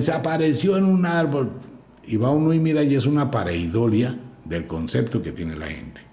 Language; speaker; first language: Spanish; native; Spanish